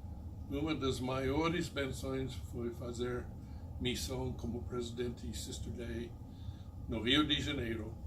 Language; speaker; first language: Portuguese; non-native, fluent; English